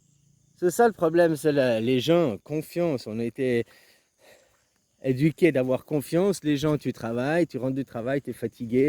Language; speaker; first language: French; native; French